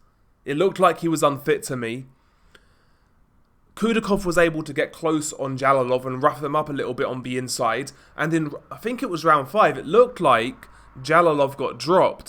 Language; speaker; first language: English; native; English